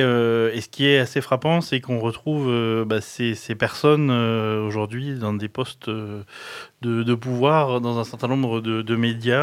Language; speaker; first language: French; native; French